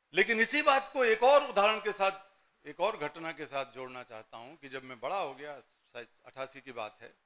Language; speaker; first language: Hindi; native; Hindi